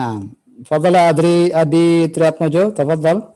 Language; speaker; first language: Arabic; non-native, fluent; Indonesian